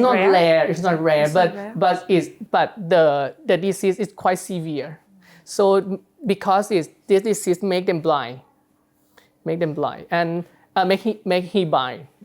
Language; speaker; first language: English; non-native, learner; Thai